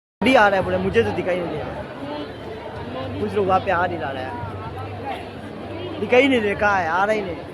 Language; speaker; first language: Hindi; non-native, local second language; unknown